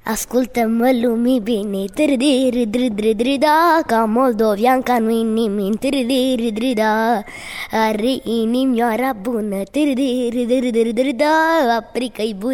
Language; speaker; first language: Romanian; early bilingual, heritage; Romanian